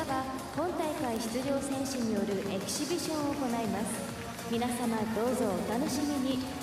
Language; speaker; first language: Japanese; native; Japanese